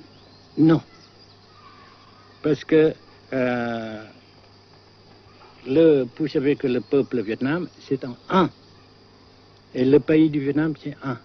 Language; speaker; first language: French; non-native, fluent; Vietnamese